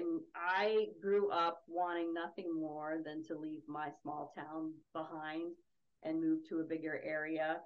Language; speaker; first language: English; native; English